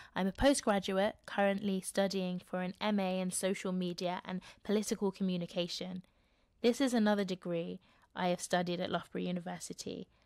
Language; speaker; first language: English; native; English